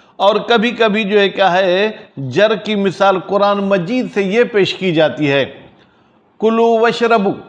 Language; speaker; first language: Urdu; non-native, local second language; Sindhi